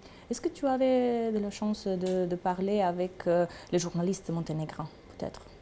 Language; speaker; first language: French; non-native, fluent; Serbian